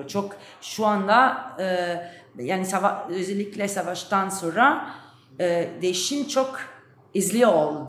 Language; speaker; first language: Turkish; non-native, fluent; Italian